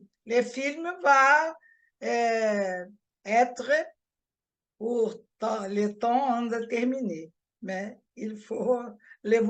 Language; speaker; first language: French; non-native, learner; Portuguese